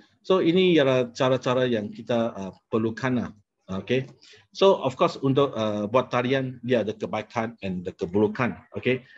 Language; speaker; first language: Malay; non-native, local second language; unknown